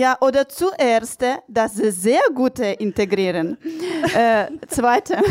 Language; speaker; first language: German; non-native, learner; Ukrainian